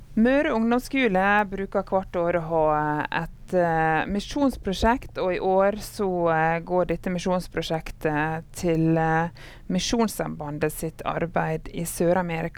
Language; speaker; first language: Norwegian; native; Norwegian